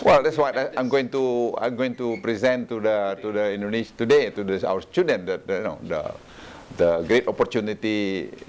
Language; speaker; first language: English; non-native, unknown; Indonesian